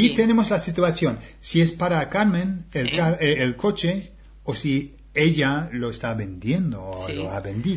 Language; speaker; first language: Spanish; non-native, fluent; English